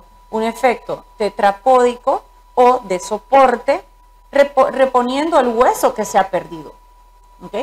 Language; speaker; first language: Spanish; native; Spanish